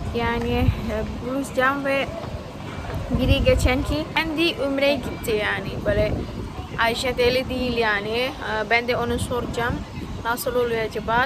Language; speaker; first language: Turkish; non-native, learner; Indonesian